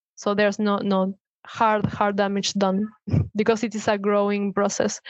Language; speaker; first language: English; non-native, fluent; Spanish